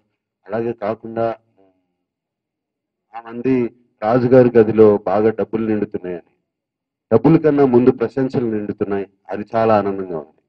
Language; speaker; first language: Telugu; native; Telugu